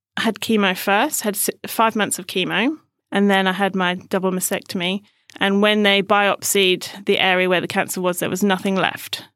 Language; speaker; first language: English; native; English